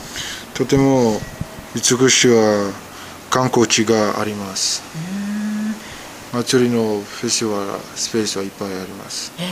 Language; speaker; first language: Japanese; non-native, learner; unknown